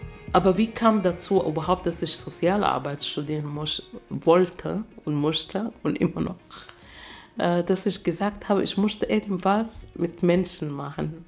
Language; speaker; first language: German; non-native, fluent; Arabic